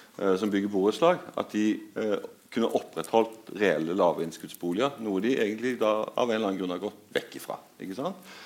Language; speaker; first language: Norwegian; native; Norwegian